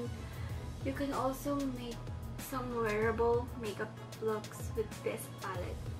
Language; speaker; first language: English; non-native, local second language; Filipino